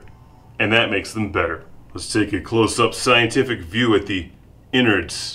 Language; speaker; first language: English; native; English